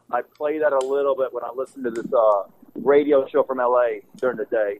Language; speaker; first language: English; native; English